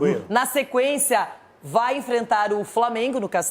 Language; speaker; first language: Portuguese; native; Portuguese